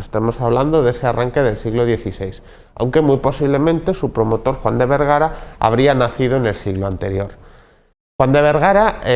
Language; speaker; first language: Spanish; native; Spanish